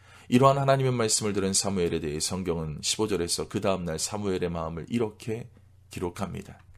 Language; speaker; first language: Korean; native; Korean